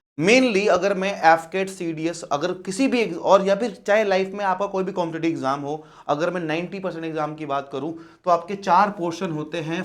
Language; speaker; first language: Hindi; native; Hindi